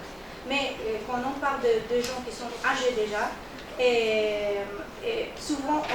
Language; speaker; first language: French; non-native, learner; Spanish